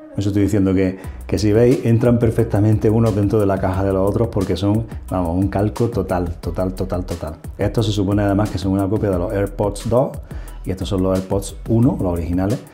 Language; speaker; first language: Spanish; native; Spanish